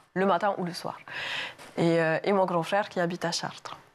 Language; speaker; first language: French; native; French